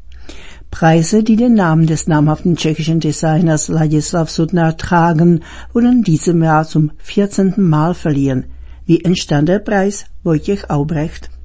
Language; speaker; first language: German; native; German